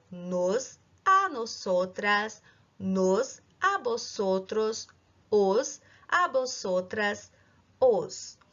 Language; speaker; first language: Spanish; non-native, fluent; Portuguese